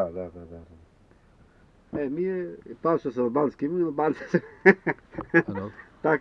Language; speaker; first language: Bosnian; non-native, learner; Macedonian